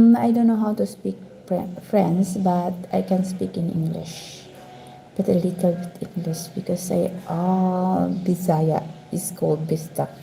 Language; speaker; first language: English; non-native, learner; Cebuano